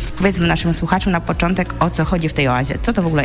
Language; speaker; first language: Polish; native; Polish